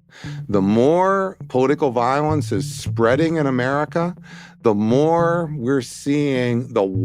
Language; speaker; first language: English; native; English